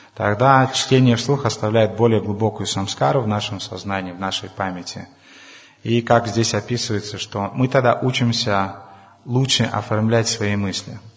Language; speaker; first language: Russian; non-native, local second language; Ukrainian